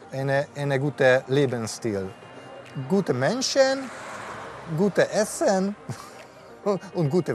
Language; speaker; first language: German; non-native, learner; Hungarian